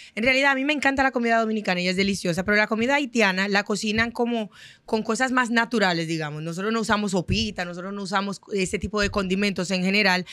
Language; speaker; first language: Spanish; non-native, fluent; Haitian Creole